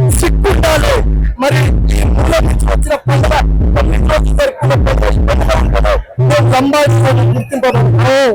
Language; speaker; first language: Telugu; non-native, local second language; Lambadi